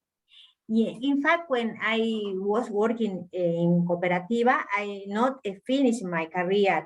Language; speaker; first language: English; non-native, learner; Spanish